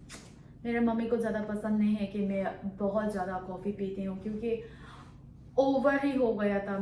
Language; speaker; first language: Hindi; non-native, local second language; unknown